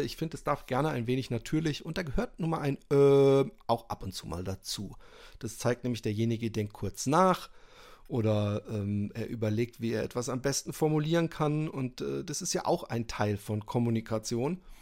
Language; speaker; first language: German; native; German